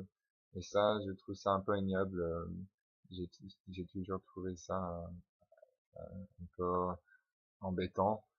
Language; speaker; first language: French; non-native, fluent; English